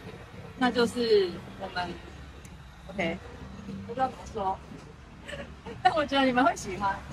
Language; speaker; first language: Chinese; native; Chinese